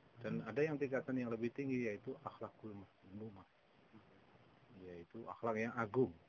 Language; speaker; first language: Indonesian; native; Indonesian